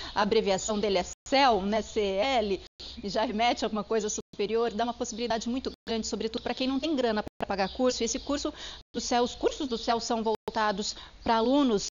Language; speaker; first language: Portuguese; native; Portuguese